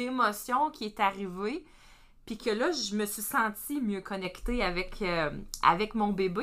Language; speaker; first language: French; native; French